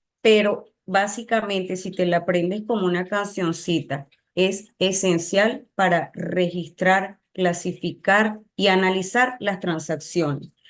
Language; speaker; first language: Spanish; native; Spanish